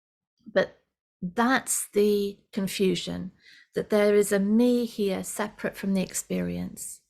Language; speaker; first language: English; native; English